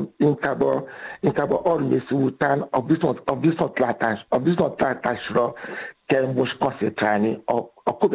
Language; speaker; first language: Hungarian; non-native, fluent; Yoruba